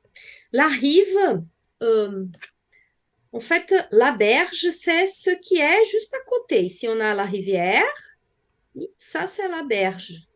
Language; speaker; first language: French; non-native, fluent; Portuguese